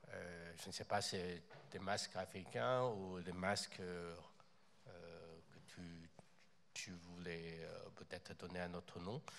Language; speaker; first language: French; non-native, fluent; Chinese